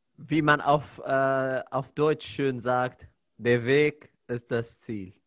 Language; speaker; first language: German; non-native, fluent; Arabic